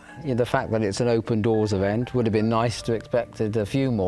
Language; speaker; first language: English; native; English